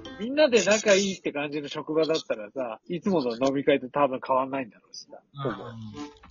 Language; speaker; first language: Japanese; native; Japanese